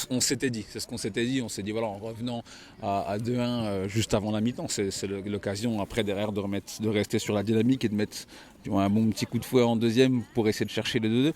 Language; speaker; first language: French; native; French